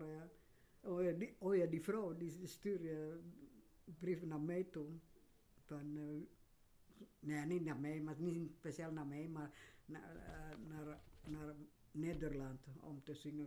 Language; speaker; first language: Dutch; non-native, learner; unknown